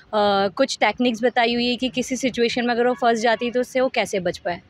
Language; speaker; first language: Hindi; native; Hindi